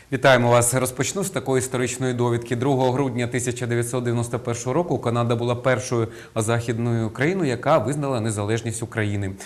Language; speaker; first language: Ukrainian; native; Ukrainian